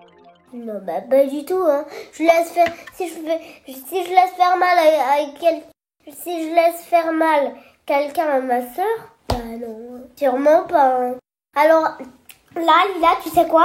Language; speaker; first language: French; native; French